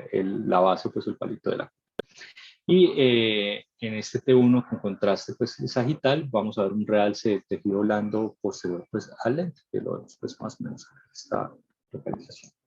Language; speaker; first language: Spanish; native; Spanish